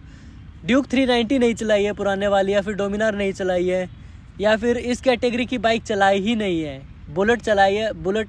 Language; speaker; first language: Hindi; native; Hindi